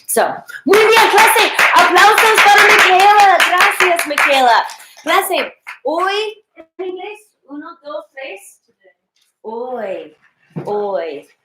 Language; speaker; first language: Spanish; non-native, fluent; English